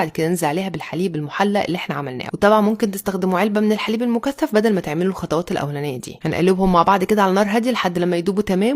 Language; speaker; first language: Arabic; native; Arabic